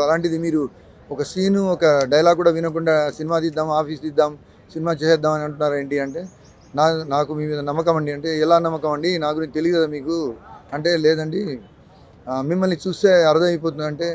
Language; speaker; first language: Telugu; native; Telugu